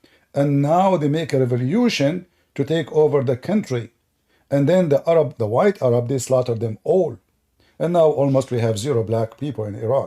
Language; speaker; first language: English; non-native, fluent; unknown